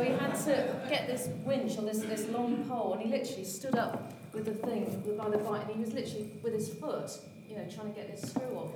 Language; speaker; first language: English; native; English